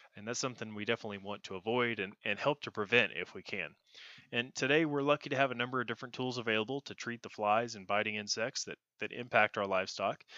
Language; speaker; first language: English; native; English